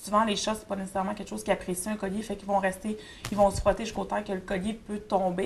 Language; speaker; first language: French; native; French